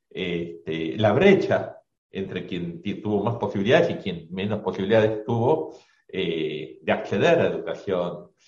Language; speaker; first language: Spanish; native; Spanish